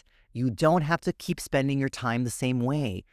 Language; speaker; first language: English; native; English